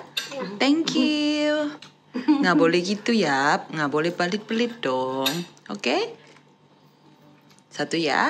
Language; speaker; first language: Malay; non-native, fluent; Thai